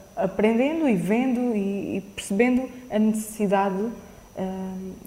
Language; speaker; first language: Portuguese; native; Portuguese